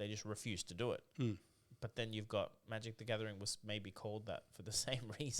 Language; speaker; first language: English; native; English